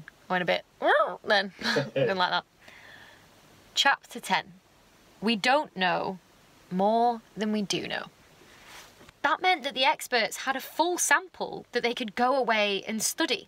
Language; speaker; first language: English; native; English